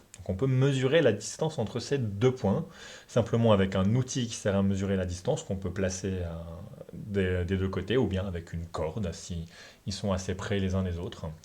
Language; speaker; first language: French; native; French